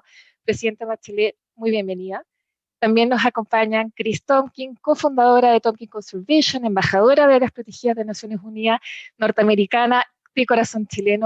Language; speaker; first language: Spanish; native; Spanish